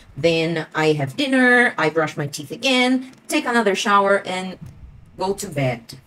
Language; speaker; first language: English; non-native, fluent; Portuguese